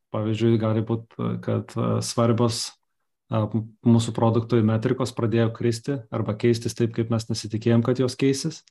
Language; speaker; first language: Lithuanian; non-native, local second language; Russian